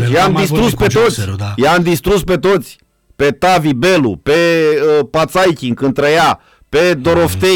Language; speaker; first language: Romanian; native; Romanian